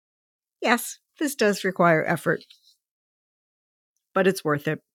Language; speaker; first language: English; native; English